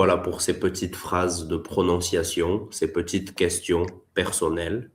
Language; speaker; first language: French; native; French